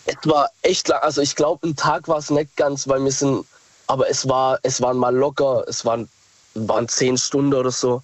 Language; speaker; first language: German; native; German